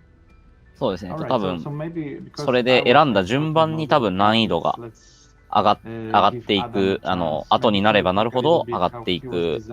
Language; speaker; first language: Japanese; native; Japanese